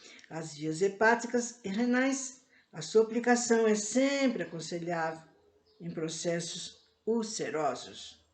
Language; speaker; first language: Portuguese; native; Portuguese